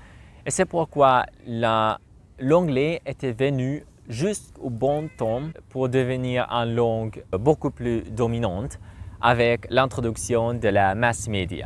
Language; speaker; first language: French; non-native, learner; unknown